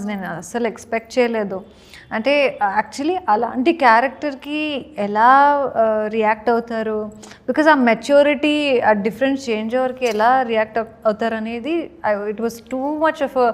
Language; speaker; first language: Telugu; non-native, learner; Kannada